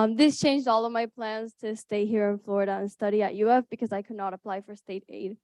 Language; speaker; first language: English; early bilingual, other home language; Spanish